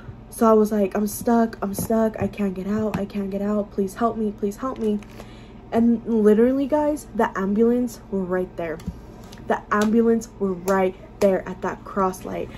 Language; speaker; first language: English; early bilingual, other home language; Spanish